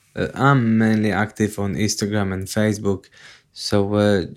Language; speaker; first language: English; non-native, fluent; Polish